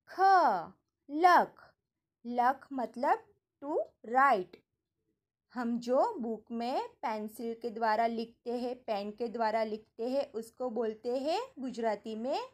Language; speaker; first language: Hindi; non-native, local second language; Gujarati